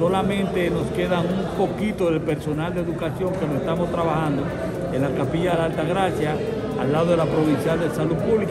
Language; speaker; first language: Spanish; native; Spanish